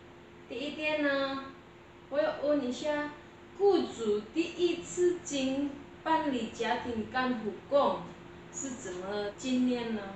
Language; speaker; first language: Chinese; non-native, learner; Indonesian